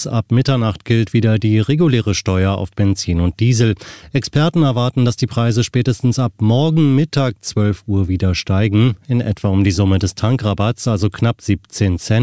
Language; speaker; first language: German; native; German